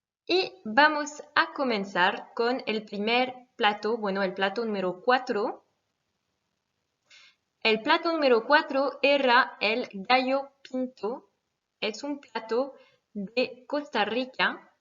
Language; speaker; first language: Spanish; non-native, fluent; French